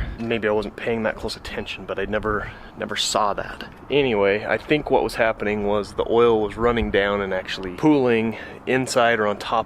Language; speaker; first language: English; native; English